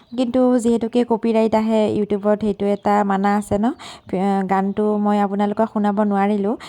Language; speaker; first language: Assamese; native; Assamese